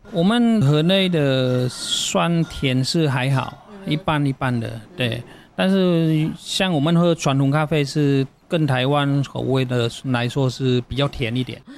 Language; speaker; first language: Chinese; non-native, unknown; Vietnamese